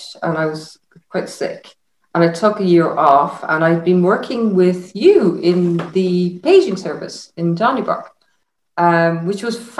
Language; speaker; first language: English; native; English